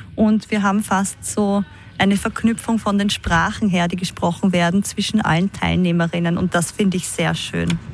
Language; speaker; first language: German; native; German